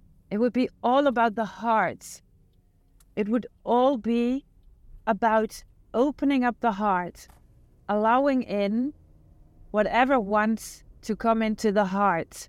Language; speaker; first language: English; non-native, fluent; Dutch